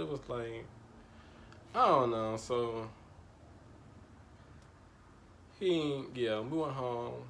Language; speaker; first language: English; native; English